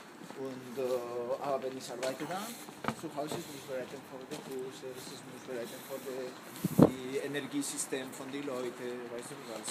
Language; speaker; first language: German; non-native, learner; Spanish